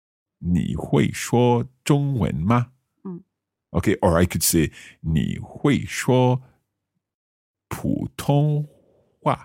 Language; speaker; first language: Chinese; non-native, learner; English